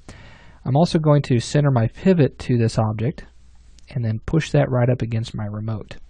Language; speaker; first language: English; native; English